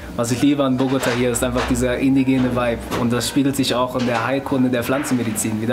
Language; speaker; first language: German; native; German